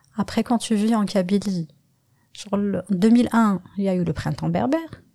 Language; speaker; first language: French; non-native, local second language; Kabyle